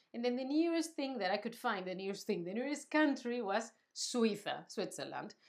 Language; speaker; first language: English; non-native, fluent; Spanish